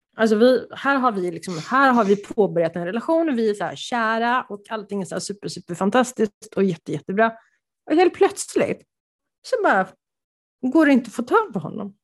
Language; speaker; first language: Swedish; early bilingual, other home language; Polish